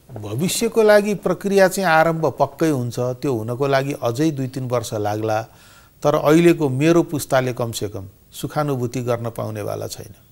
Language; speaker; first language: Nepali; native; Nepali